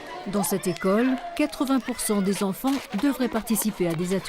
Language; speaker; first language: French; native; French